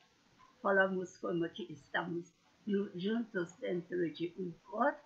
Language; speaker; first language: Portuguese; non-native, learner; Persian